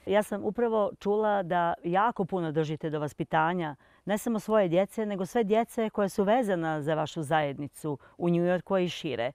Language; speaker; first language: Serbian; native; Serbian